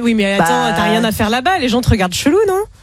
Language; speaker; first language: French; native; French